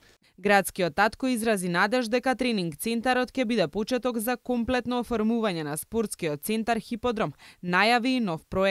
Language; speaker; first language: Macedonian; native; Macedonian